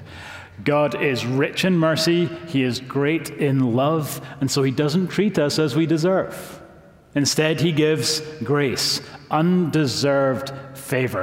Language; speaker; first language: English; native; English